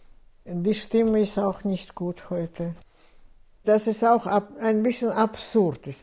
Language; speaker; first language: German; non-native, fluent; Russian